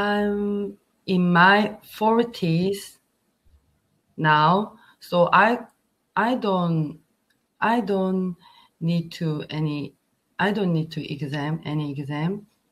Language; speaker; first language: English; non-native, learner; Korean